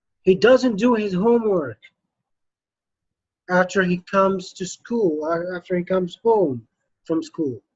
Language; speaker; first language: English; non-native, fluent; Arabic